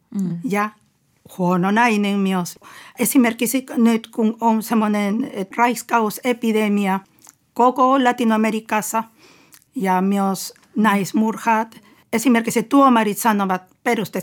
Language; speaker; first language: Finnish; non-native, fluent; Spanish